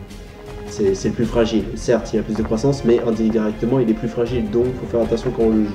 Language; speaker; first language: French; native; French